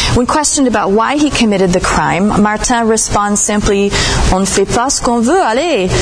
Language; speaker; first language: English; native; English